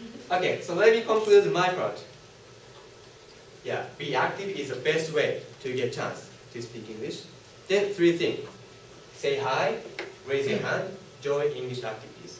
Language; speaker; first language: English; non-native, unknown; Japanese